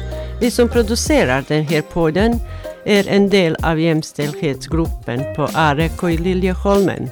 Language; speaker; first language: Swedish; non-native, fluent; Bosnian